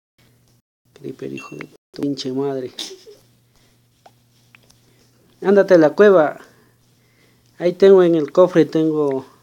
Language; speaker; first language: Spanish; native; Spanish